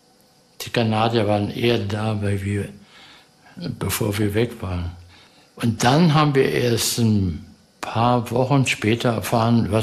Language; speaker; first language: German; early bilingual, heritage; German